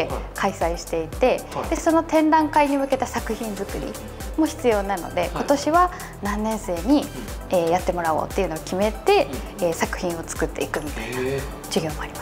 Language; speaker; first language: Japanese; native; Japanese